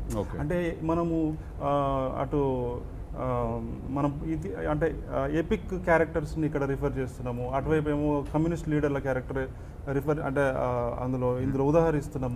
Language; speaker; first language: Telugu; native; Telugu